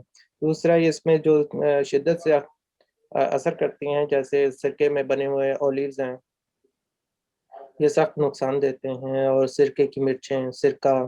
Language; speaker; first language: Urdu; native; Urdu